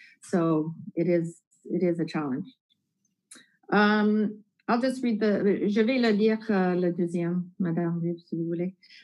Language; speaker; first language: French; non-native, fluent; English